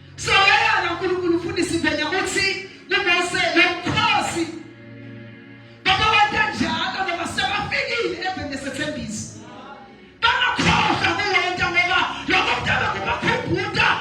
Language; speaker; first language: Zulu; non-native, local second language; Swati